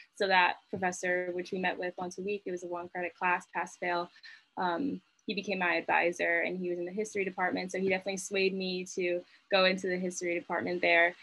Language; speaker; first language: English; native; English